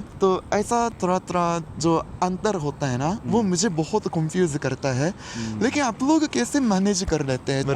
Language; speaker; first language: Hindi; non-native, fluent; Japanese